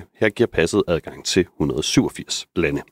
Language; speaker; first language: Danish; native; Danish